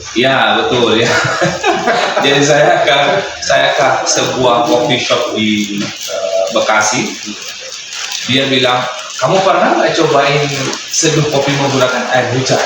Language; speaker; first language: Indonesian; non-native, fluent; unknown